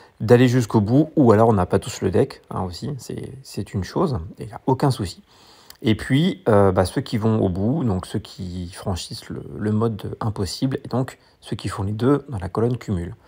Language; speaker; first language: French; native; French